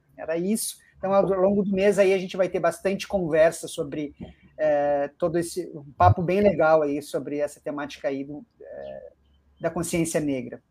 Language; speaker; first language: Portuguese; native; Portuguese